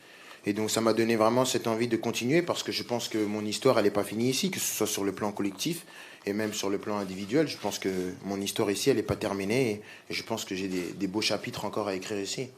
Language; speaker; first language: French; native; French